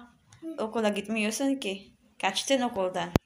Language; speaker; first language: Turkish; non-native, learner; Filipino